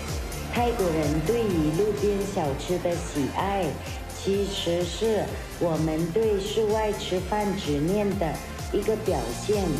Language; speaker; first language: Chinese; non-native, fluent; Thai